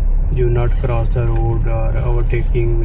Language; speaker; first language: English; non-native, learner; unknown